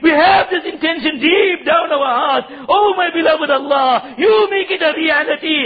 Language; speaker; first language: English; non-native, local second language; Urdu